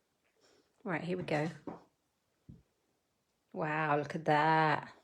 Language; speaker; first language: English; native; English